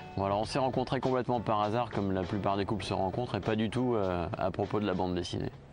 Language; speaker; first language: French; native; French